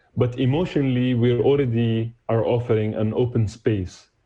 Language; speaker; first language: English; non-native, fluent; Arabic